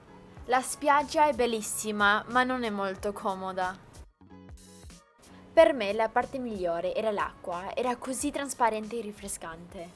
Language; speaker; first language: Italian; non-native, learner; Spanish